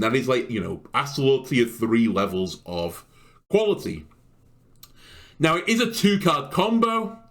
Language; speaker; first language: English; native; English